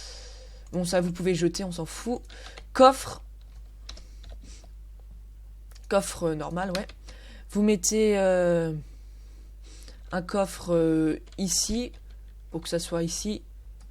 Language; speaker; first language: French; native; French